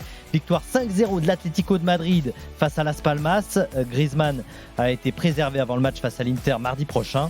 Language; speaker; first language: French; native; French